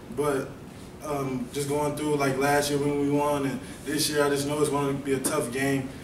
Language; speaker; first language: English; native; English